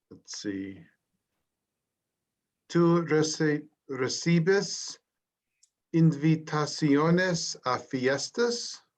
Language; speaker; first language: Spanish; non-native, learner; English